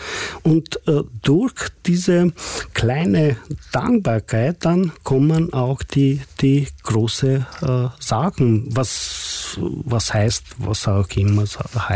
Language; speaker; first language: German; non-native, fluent; Hungarian